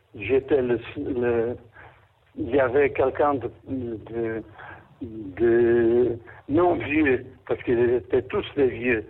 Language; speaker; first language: French; non-native, fluent; Portuguese